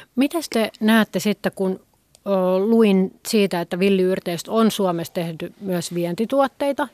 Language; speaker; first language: Finnish; native; Finnish